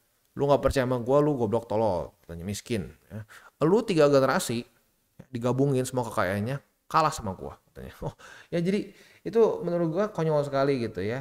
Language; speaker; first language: Indonesian; native; Indonesian